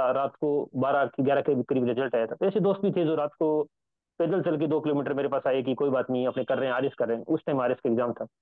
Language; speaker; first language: Hindi; native; Hindi